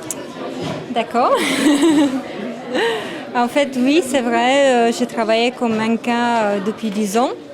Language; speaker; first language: French; non-native, fluent; Czech